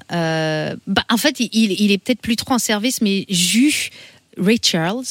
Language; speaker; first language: French; native; French